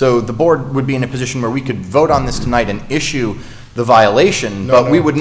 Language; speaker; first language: English; native; English